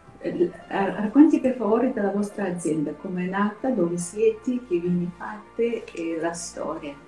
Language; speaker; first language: Italian; non-native, fluent; Russian